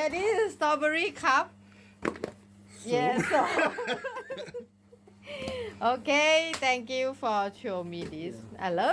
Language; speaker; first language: English; non-native, learner; Thai